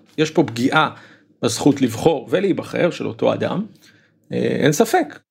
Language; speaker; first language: Hebrew; native; Hebrew